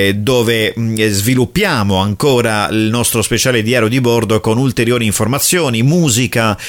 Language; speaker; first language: Italian; native; Italian